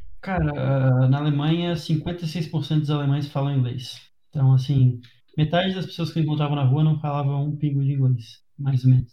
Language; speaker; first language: Portuguese; native; Portuguese